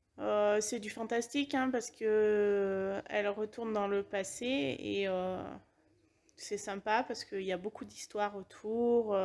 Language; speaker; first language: French; native; French